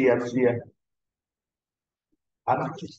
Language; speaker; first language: Chinese; native; Chinese